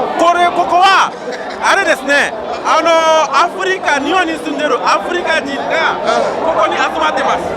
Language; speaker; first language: Japanese; non-native, fluent; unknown